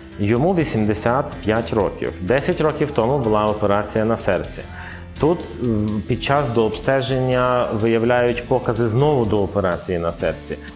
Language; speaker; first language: Ukrainian; native; Ukrainian